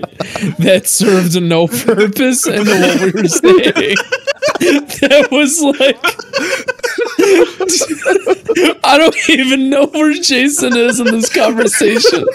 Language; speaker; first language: English; native; English